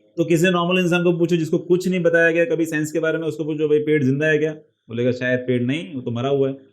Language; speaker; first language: Hindi; non-native, local second language; Marathi